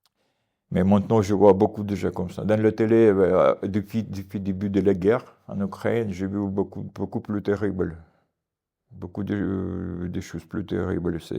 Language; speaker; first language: French; non-native, learner; Ukrainian